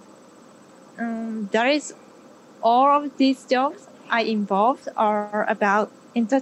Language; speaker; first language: English; non-native, learner; Japanese